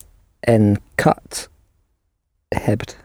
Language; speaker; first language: Dutch; non-native, learner; English